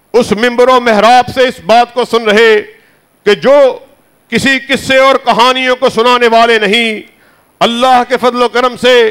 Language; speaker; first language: Urdu; native; Urdu